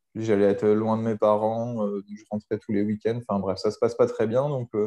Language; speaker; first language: French; native; French